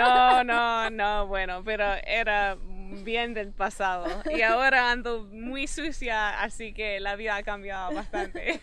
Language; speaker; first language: Spanish; non-native, fluent; English